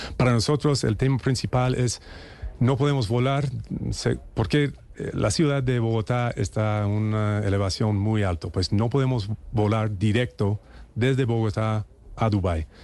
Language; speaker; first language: Spanish; non-native, fluent; English